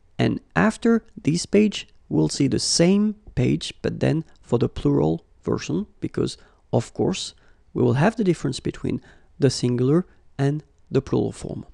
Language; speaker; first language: English; non-native, fluent; French